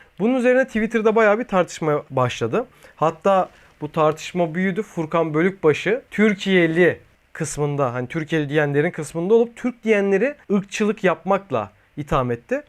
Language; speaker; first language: Turkish; native; Turkish